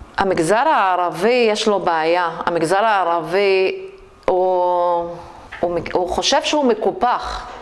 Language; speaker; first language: Hebrew; non-native, local second language; Arabic